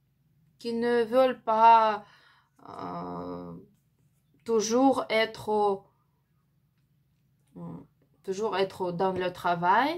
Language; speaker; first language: French; non-native, learner; Ukrainian